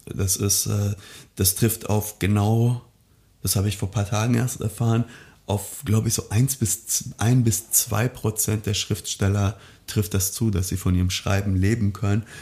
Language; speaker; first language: German; early bilingual, other home language; Persian